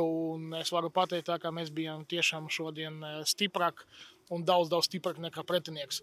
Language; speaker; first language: Latvian; non-native, local second language; Russian